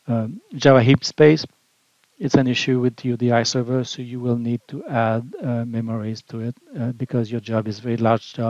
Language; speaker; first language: English; non-native, fluent; French